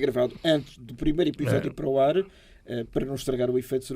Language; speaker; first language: Portuguese; native; Portuguese